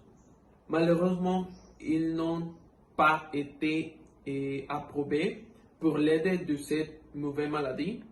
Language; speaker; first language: French; non-native, fluent; Spanish